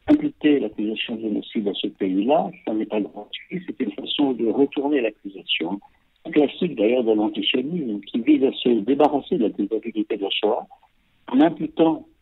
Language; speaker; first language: French; native; French